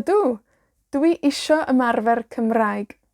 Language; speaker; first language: Welsh; non-native, fluent; Spanish